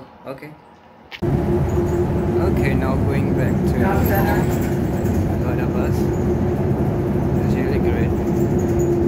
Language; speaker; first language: English; non-native, learner; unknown